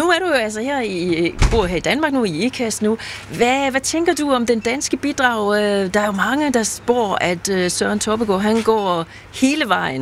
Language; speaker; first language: Danish; native; Danish